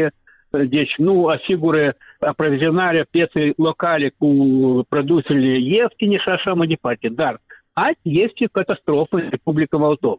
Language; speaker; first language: Romanian; non-native, local second language; Russian